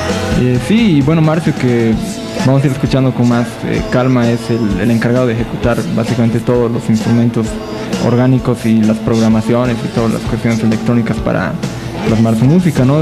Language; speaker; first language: Spanish; native; Spanish